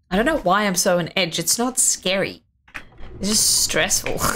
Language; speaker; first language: English; non-native, fluent; Russian